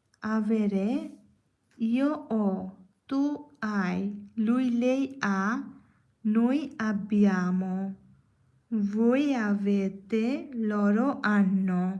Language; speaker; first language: Italian; non-native, fluent; Bangla